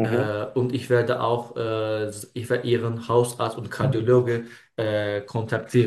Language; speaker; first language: German; non-native, learner; Turkish